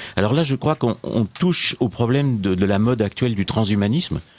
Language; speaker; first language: French; native; French